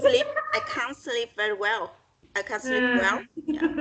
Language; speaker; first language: English; non-native, learner; Vietnamese